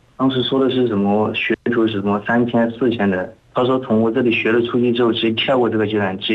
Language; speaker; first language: Chinese; native; Chinese